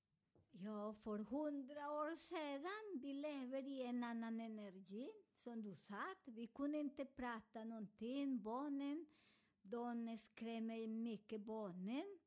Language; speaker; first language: Swedish; non-native, fluent; Spanish